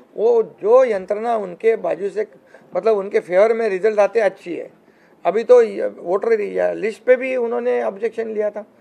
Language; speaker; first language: Hindi; non-native, local second language; Marathi